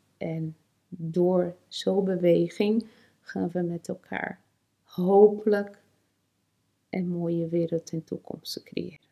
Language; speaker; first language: Dutch; non-native, fluent; Portuguese